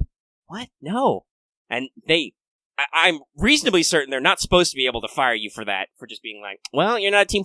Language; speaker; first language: English; native; English